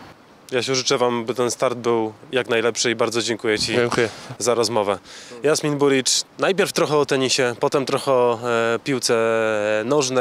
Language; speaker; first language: Polish; native; Polish